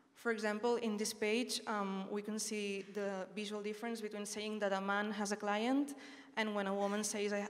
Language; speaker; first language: English; non-native, fluent; Spanish